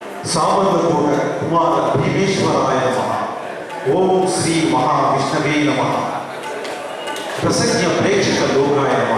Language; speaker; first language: Telugu; native; Telugu